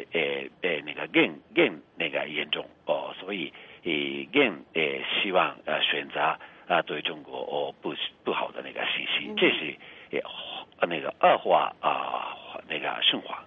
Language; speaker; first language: Chinese; non-native, fluent; Japanese